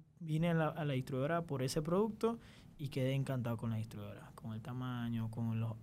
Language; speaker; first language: Spanish; early bilingual, other home language; Chinese